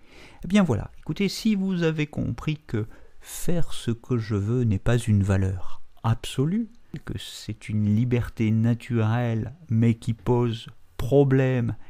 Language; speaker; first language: French; native; French